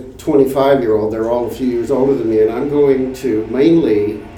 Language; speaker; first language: English; native; English